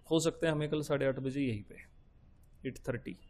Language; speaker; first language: Hindi; non-native, local second language; Marathi